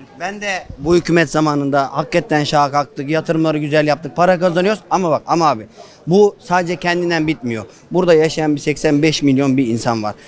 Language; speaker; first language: Turkish; native; Turkish